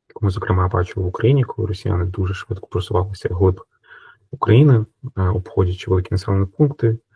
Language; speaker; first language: Ukrainian; native; Ukrainian